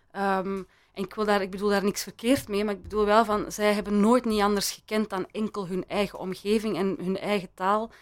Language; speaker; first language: Dutch; early bilingual, other home language; Persian